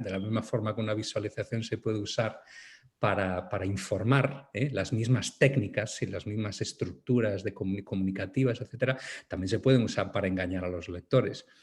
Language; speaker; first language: Spanish; native; Spanish